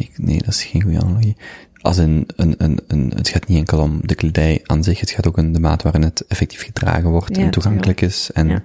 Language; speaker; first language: Dutch; native; Dutch